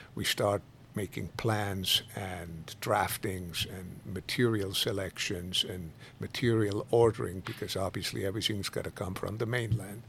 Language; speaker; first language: English; non-native, fluent; Swiss German